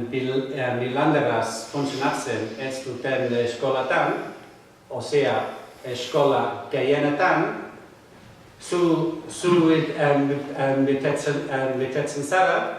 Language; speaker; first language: Basque; non-native, fluent; English